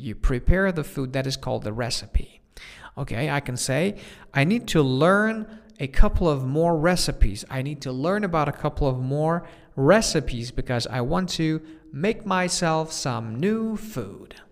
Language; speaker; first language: English; non-native, fluent; Persian